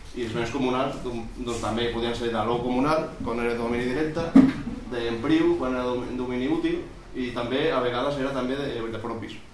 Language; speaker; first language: Catalan; non-native, local second language; Spanish